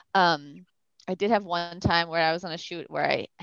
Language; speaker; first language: English; native; English